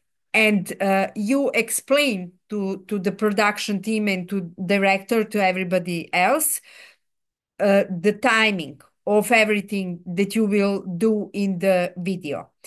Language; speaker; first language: English; non-native, fluent; Serbian